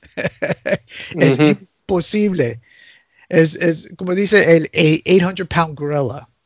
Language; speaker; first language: Spanish; early bilingual, heritage; Spanish